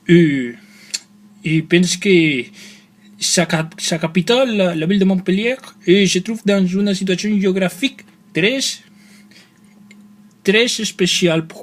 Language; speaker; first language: French; non-native, learner; Spanish